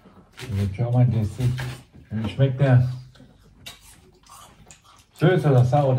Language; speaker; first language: German; non-native, learner; Vietnamese